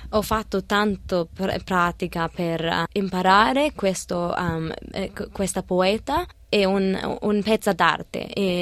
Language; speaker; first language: Italian; early bilingual, other home language; Arabic